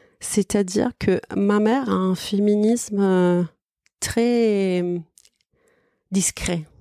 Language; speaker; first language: French; non-native, fluent; Italian